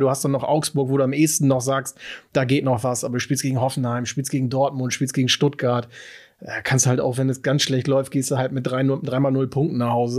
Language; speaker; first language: German; native; German